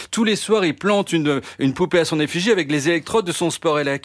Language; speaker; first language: French; native; French